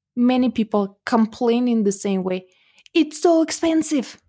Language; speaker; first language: English; non-native, fluent; Russian